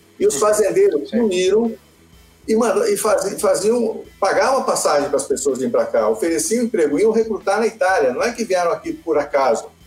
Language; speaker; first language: Portuguese; early bilingual, other home language; Italian